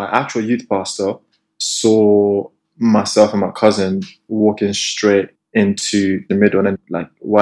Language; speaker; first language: English; non-native, local second language; Yoruba